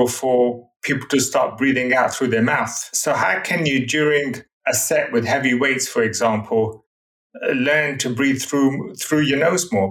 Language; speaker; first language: English; native; English